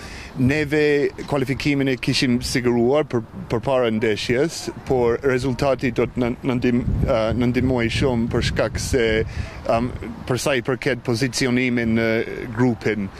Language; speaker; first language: Albanian; non-native, fluent; English